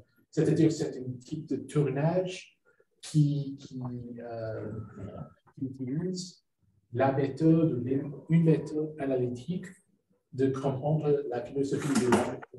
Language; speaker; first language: French; non-native, fluent; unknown